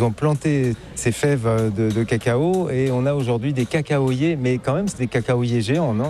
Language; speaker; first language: French; native; French